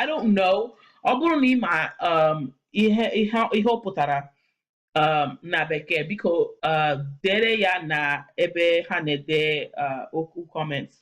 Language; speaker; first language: Igbo; non-native, learner; English